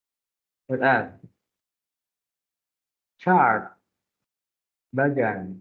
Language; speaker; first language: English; non-native, fluent; Indonesian